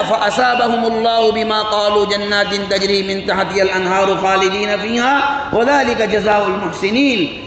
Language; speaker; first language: Urdu; native; Urdu